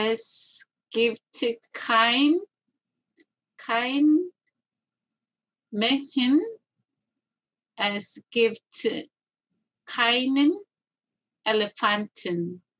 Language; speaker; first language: German; non-native, learner; Korean